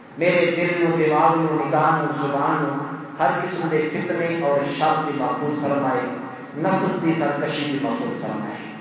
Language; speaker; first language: Urdu; non-native, local second language; Punjabi